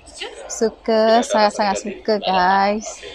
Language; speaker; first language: Malay; native; Malay